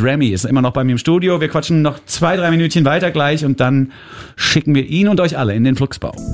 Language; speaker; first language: German; native; German